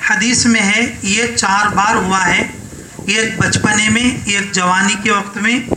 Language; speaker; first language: Urdu; native; Urdu